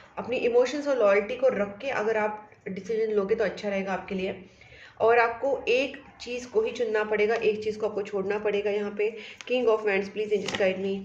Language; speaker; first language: Hindi; non-native, local second language; Marathi